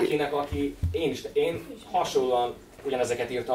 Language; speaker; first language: Hungarian; native; Hungarian